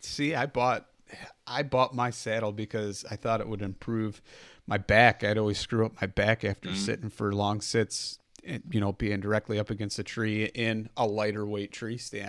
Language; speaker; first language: English; native; English